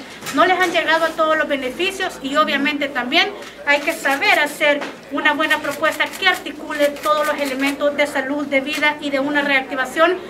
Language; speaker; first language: Spanish; native; Spanish